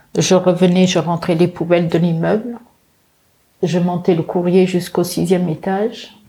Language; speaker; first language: French; early bilingual, other home language; Portuguese